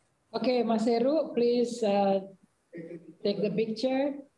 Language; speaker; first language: English; non-native, fluent; Indonesian